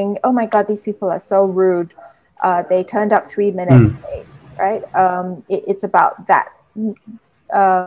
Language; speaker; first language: English; native; English